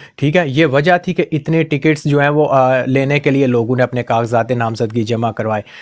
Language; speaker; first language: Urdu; non-native, local second language; Punjabi